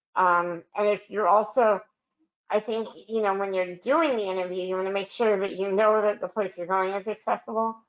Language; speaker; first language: English; native; English